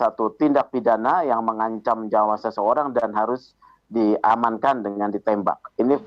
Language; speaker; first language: Indonesian; native; Indonesian